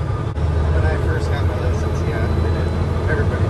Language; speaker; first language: English; native; English